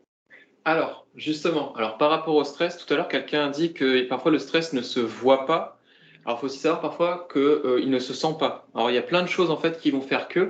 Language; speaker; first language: French; native; French